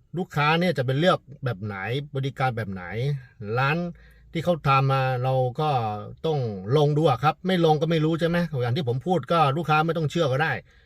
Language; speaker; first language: Thai; non-native, fluent; Chinese